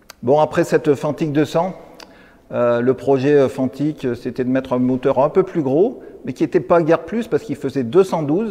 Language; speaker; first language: French; native; French